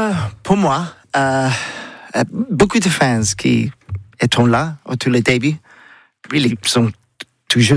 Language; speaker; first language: French; non-native, learner; English